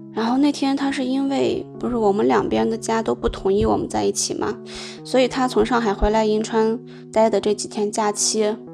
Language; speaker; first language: Chinese; native; Chinese